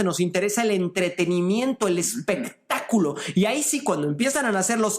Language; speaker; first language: Spanish; native; Spanish